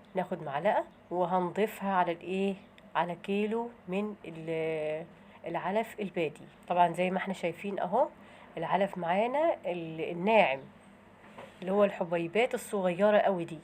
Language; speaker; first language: Arabic; native; Arabic